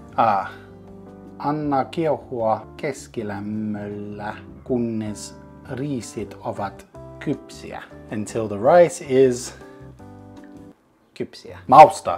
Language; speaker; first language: Finnish; non-native, learner; English